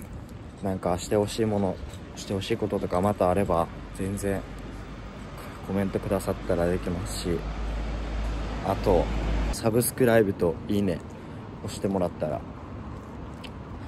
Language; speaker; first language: Japanese; native; Japanese